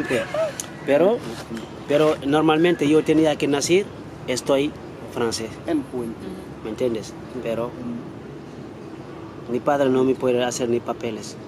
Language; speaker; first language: Spanish; non-native, fluent; Wolof